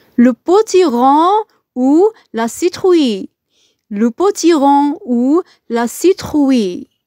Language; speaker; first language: French; non-native, local second language; Arabic